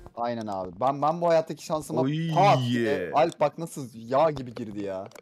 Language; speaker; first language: Turkish; native; Turkish